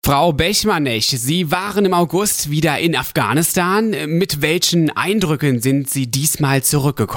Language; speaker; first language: German; native; German